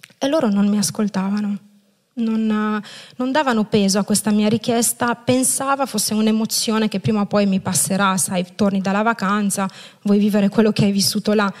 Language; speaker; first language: Italian; non-native, fluent; Romanian